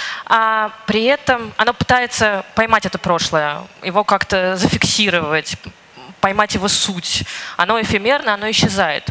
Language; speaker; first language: Russian; native; Russian